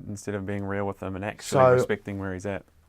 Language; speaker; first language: English; native; English